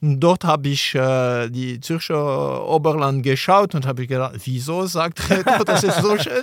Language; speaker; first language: German; non-native, local second language; French